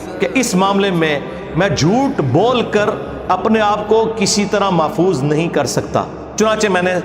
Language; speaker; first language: Urdu; native; Urdu